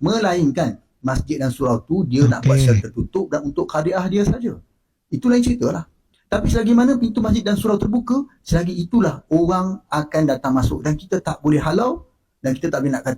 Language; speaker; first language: Malay; native; Malay